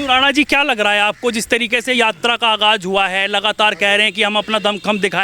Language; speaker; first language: Hindi; native; Hindi